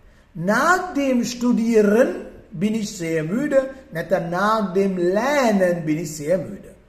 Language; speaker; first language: German; non-native, fluent; Sinhala